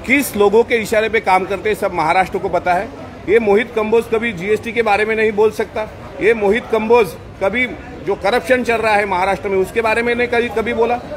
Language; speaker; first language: Hindi; non-native, local second language; Marathi